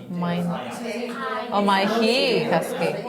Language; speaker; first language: Welsh; non-native, learner; English